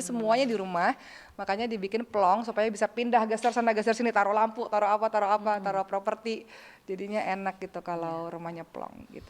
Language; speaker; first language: Indonesian; native; Indonesian